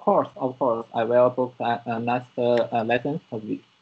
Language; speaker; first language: English; non-native, learner; Chinese